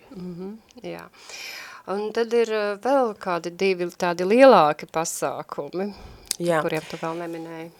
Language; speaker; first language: Latvian; native; Latvian